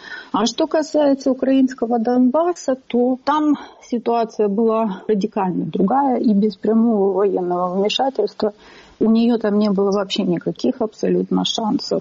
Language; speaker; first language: Russian; native; Russian